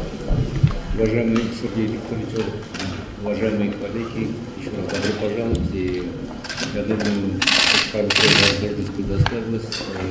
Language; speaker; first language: Russian; non-native, fluent; Armenian